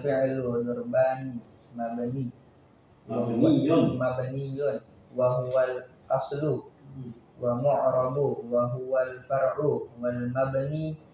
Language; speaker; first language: Arabic; non-native, learner; Indonesian